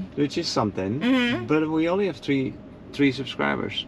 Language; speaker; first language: English; non-native, fluent; Dutch